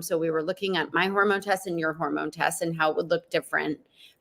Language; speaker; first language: English; native; English